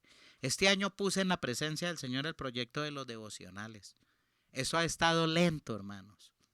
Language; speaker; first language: Spanish; native; Spanish